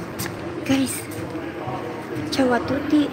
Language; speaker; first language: Italian; non-native, local second language; Filipino